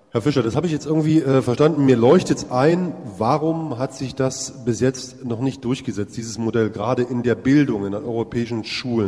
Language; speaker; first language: German; native; German